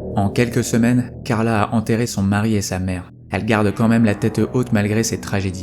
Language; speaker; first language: French; native; French